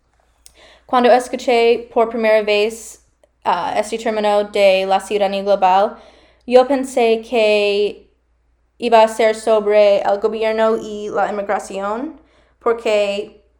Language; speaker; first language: Spanish; non-native, learner; English